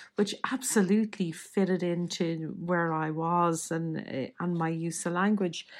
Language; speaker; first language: English; native; English